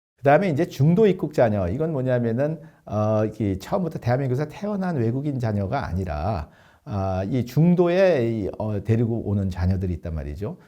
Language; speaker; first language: Korean; native; Korean